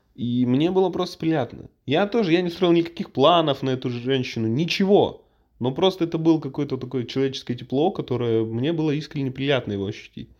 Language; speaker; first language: Russian; native; Russian